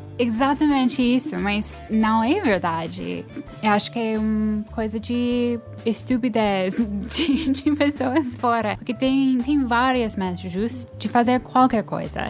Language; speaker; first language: Portuguese; non-native, fluent; English